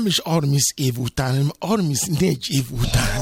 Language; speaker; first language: Hungarian; non-native, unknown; Yoruba